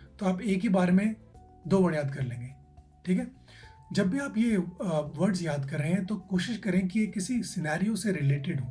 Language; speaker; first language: Hindi; native; Hindi